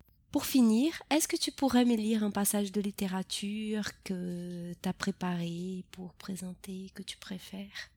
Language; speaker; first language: French; non-native, fluent; Portuguese